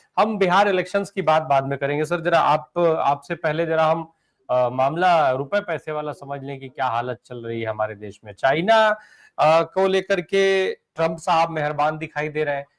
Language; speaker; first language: Hindi; native; Hindi